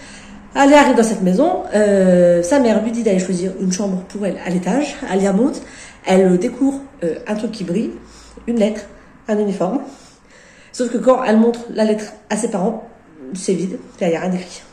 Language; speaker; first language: French; native; French